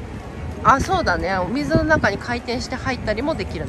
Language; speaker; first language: Japanese; native; Japanese